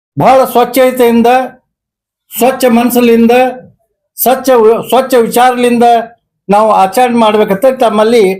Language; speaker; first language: Kannada; non-native, local second language; Urdu